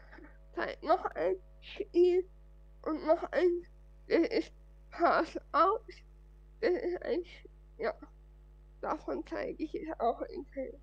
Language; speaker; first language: German; non-native, fluent; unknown